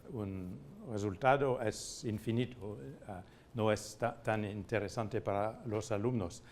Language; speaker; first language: Spanish; non-native, fluent; French